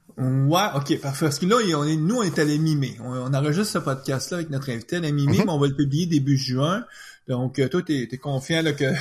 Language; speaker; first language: French; native; French